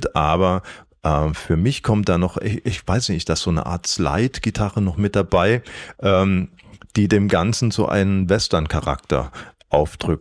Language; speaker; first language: German; native; German